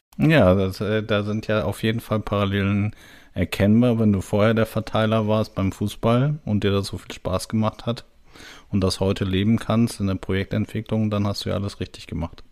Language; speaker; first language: German; native; German